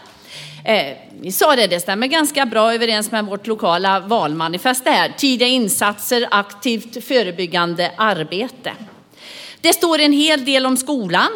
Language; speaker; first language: Swedish; native; Swedish